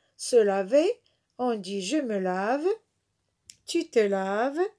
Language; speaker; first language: French; non-native, local second language; Arabic